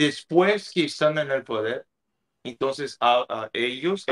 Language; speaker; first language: Spanish; non-native, fluent; Portuguese